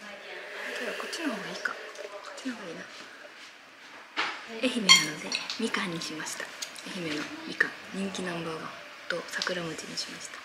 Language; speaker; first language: Japanese; native; Japanese